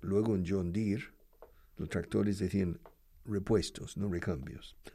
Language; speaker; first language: Spanish; non-native, fluent; English